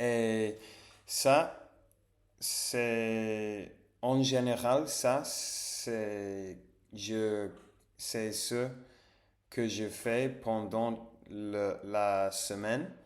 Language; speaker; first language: French; non-native, learner; English